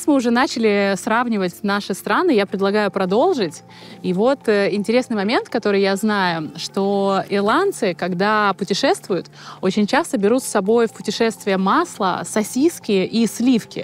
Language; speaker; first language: Russian; native; Russian